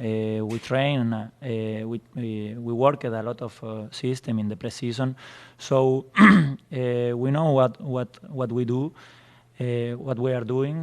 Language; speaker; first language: English; non-native, fluent; Spanish